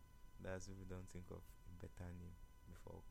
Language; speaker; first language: English; non-native, local second language; Igbo